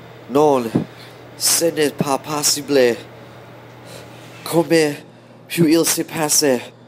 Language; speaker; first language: French; non-native, learner; English